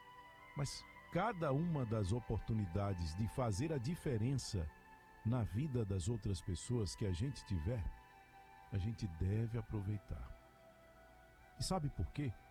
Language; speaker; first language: Portuguese; native; Portuguese